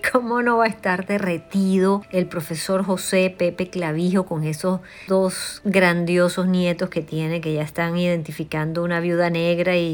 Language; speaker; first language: Spanish; native; Spanish